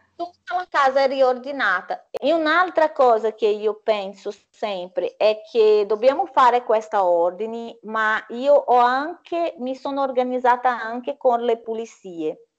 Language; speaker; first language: Italian; non-native, fluent; Portuguese